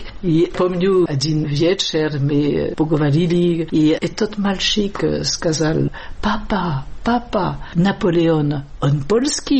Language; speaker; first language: Russian; non-native, learner; French